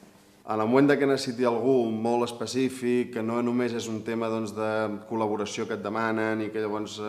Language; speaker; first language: Catalan; native; Catalan